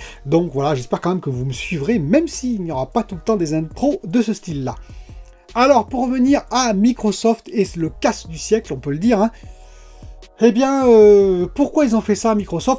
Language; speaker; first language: French; native; French